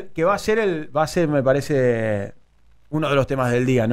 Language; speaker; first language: Spanish; native; Spanish